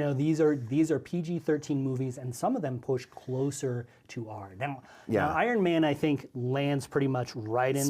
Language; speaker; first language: English; native; English